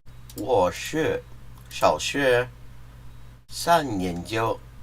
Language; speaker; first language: Chinese; non-native, learner; English